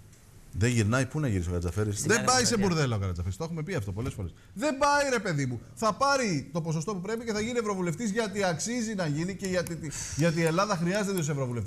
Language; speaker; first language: Greek; native; Greek